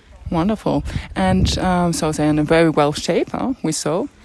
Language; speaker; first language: English; non-native, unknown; French